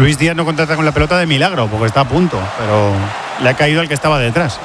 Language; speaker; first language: Spanish; native; Spanish